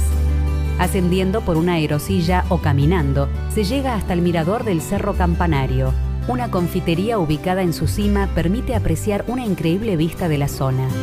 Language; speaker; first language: Spanish; native; Spanish